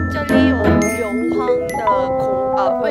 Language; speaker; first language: Chinese; non-native, learner; Korean